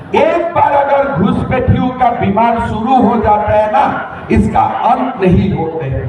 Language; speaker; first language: Hindi; non-native, local second language; Assamese